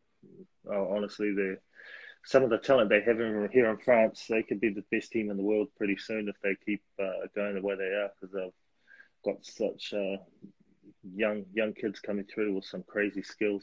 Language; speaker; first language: English; native; English